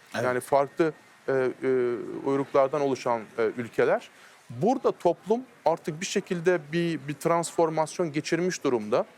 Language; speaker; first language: Turkish; early bilingual, heritage; Turkish